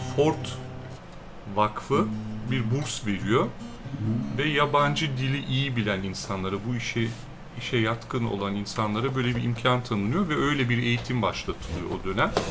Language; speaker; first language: Turkish; early bilingual, heritage; Turkish